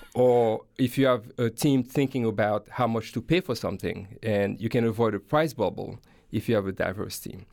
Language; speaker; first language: English; non-native, fluent; Haitian Creole